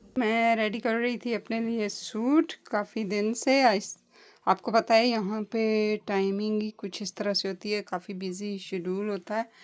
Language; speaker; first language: Urdu; non-native, local second language; Punjabi